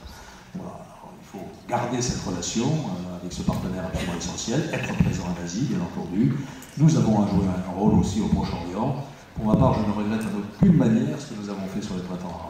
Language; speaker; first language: French; native; French